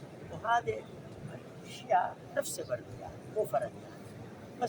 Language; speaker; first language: Arabic; non-native, learner; Urdu